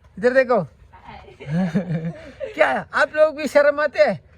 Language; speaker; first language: Hindi; non-native, local second language; Malayalam